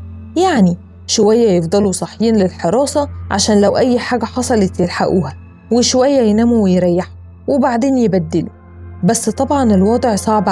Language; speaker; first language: Arabic; native; Arabic